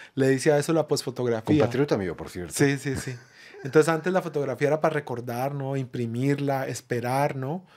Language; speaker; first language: Spanish; native; Spanish